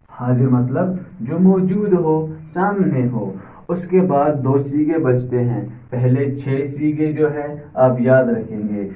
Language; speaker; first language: Urdu; native; Urdu